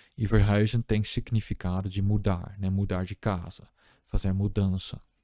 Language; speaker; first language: Portuguese; non-native, fluent; Dutch